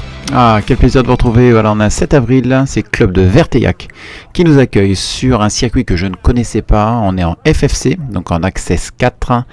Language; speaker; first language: French; native; French